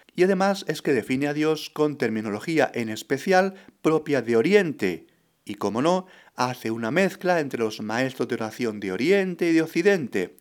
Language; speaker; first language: Spanish; native; Spanish